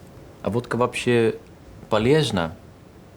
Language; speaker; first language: Russian; non-native, fluent; Dutch